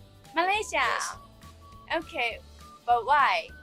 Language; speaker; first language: English; non-native, fluent; Japanese